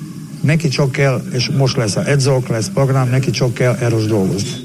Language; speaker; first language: Hungarian; non-native, learner; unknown